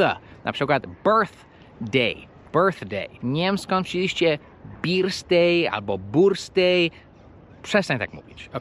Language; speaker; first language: Polish; non-native, fluent; English